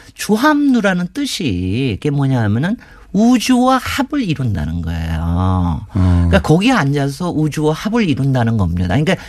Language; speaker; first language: Korean; native; Korean